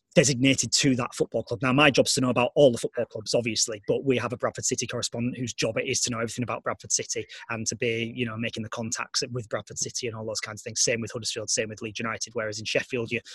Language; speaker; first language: English; native; English